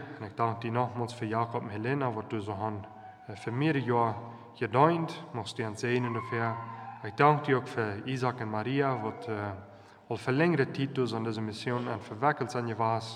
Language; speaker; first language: German; non-native, local second language; Plautdietsch